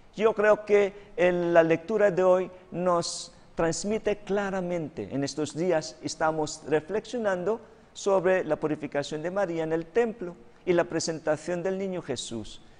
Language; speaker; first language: Spanish; non-native, fluent; Filipino